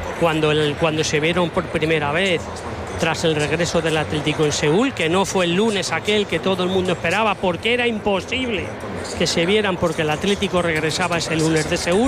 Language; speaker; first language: Spanish; native; Spanish